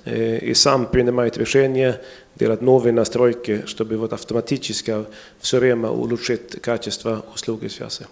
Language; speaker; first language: Russian; non-native, fluent; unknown